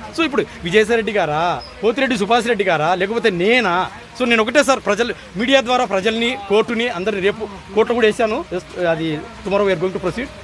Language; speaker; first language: Telugu; native; Telugu